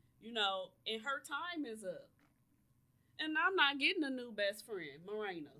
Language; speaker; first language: English; native; English